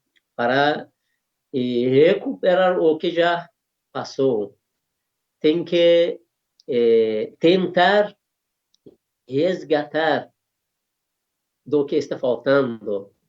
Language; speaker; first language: Portuguese; non-native, learner; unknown